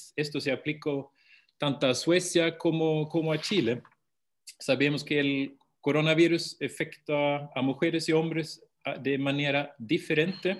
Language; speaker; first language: Spanish; non-native, fluent; Swedish